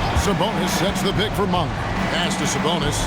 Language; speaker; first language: English; native; English